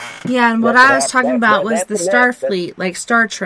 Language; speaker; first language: English; native; English